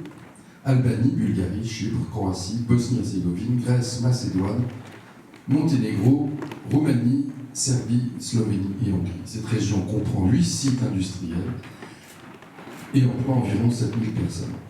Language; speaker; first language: French; native; French